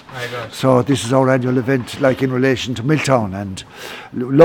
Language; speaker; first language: English; native; English